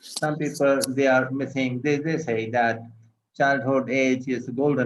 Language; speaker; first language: English; non-native, local second language; Urdu